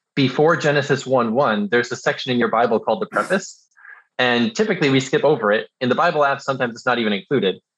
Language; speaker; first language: English; early bilingual, other home language; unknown